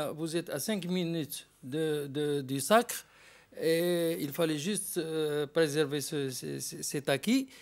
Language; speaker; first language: French; non-native, local second language; Arabic